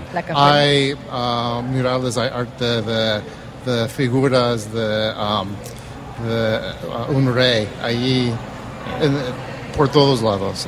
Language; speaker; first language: Spanish; early bilingual, heritage; English